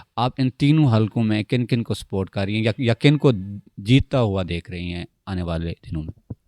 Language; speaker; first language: Urdu; non-native, local second language; Saraiki